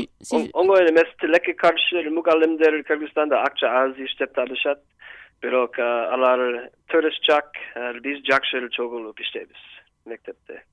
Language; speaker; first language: Kyrgyz; non-native, learner; English